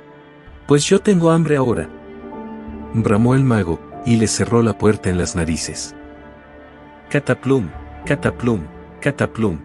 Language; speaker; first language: Spanish; native; Spanish